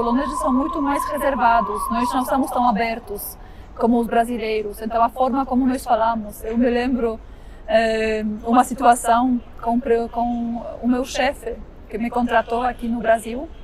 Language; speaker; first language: Portuguese; non-native, fluent; Polish